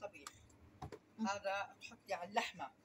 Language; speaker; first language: Arabic; native; Arabic